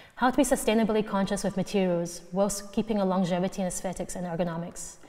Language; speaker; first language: English; native; English